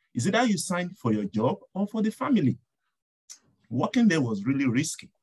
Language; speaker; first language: English; non-native, local second language; Yoruba